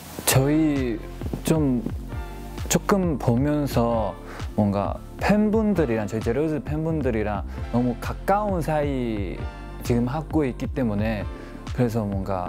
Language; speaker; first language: Korean; non-native, learner; Chinese